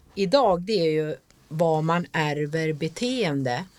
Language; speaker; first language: Swedish; native; Swedish